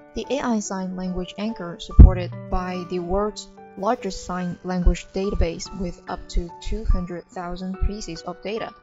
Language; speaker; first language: English; non-native, fluent; Chinese